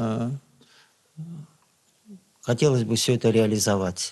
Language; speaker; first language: Russian; native; Russian